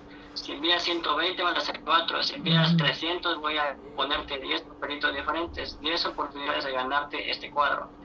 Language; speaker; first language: Spanish; native; Spanish